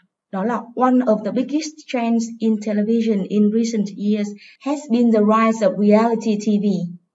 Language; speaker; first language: English; non-native, fluent; Vietnamese